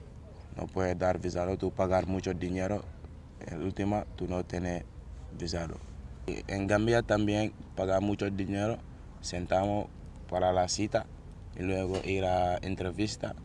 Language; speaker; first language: Spanish; non-native, learner; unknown